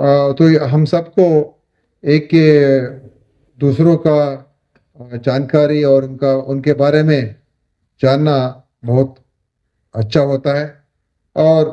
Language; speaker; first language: Hindi; non-native, local second language; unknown